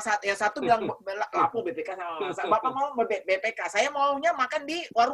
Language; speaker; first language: Indonesian; native; Indonesian